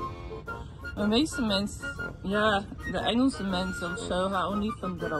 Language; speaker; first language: Dutch; early bilingual, heritage; English